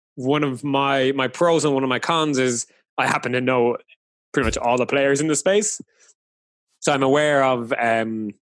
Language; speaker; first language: English; native; English